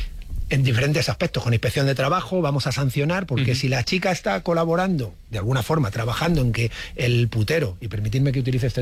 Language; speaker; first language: Spanish; native; Spanish